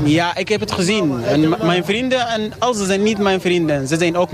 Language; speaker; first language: Dutch; non-native, learner; Arabic